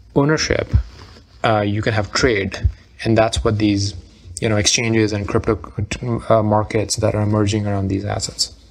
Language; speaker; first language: English; non-native, local second language; Urdu